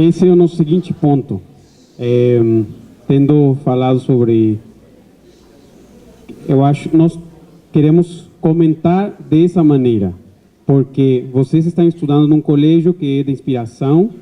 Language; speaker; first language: Portuguese; non-native, fluent; Spanish